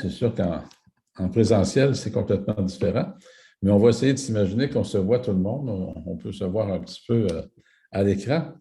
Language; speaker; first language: French; native; French